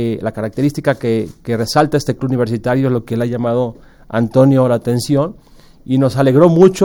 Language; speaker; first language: Spanish; native; Spanish